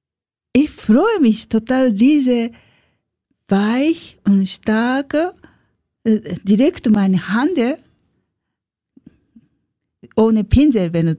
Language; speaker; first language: German; non-native, learner; Japanese